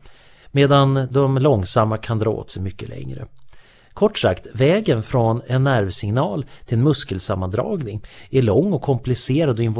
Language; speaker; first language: Swedish; native; Swedish